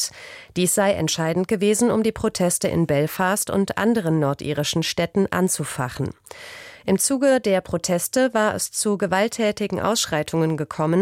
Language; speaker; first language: German; native; German